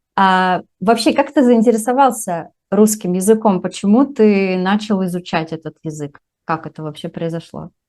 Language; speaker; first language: Russian; native; Russian